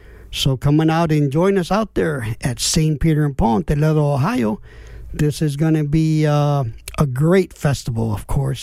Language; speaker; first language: English; early bilingual, other home language; Spanish